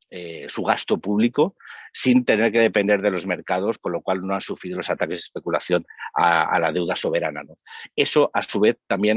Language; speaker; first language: Spanish; native; Spanish